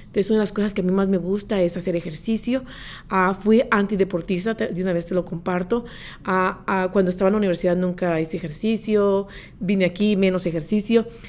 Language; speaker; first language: Spanish; native; Spanish